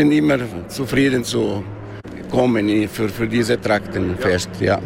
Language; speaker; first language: German; non-native, local second language; Italian